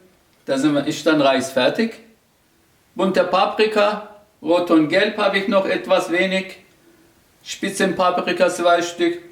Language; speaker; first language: German; non-native, local second language; Turkish